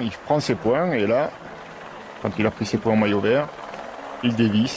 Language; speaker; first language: French; native; French